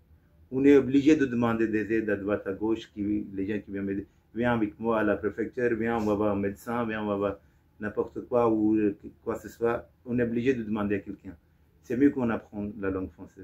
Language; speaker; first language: French; non-native, fluent; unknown